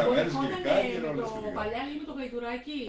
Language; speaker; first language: Greek; native; Greek